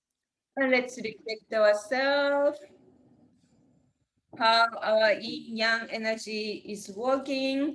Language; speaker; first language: English; non-native, learner; Japanese